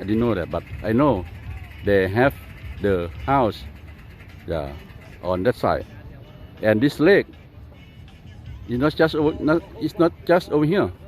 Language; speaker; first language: English; non-native, fluent; Lao